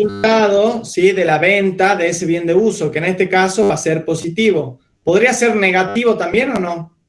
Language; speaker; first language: Spanish; native; Spanish